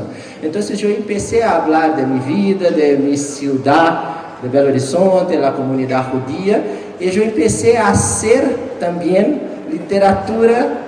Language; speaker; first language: Spanish; non-native, fluent; Portuguese